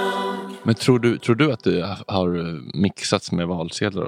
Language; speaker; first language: Swedish; native; Swedish